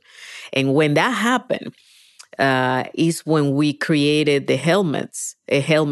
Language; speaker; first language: English; non-native, fluent; Spanish